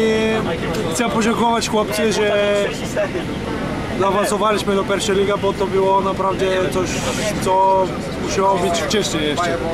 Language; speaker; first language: Polish; non-native, learner; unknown